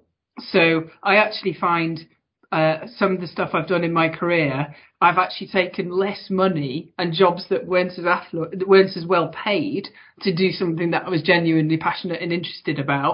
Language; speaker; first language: English; native; English